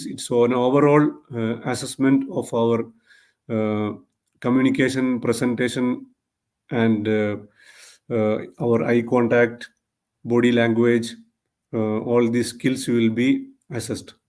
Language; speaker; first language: English; non-native, local second language; Malayalam